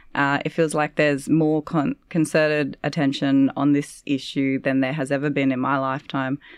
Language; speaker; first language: English; native; English